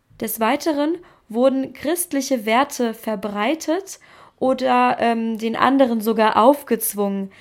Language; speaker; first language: German; native; German